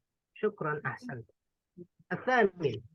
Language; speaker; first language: Arabic; non-native, fluent; Indonesian